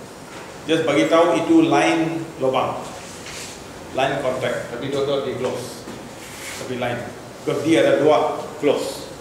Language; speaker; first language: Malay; non-native, local second language; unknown